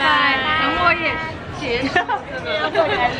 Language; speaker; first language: Chinese; non-native, local second language; Cantonese